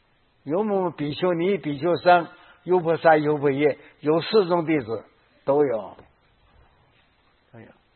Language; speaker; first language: Chinese; native; Chinese